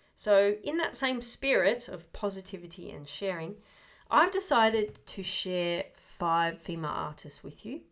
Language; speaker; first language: English; native; English